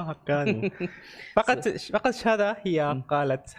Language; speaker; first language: Arabic; non-native, learner; Korean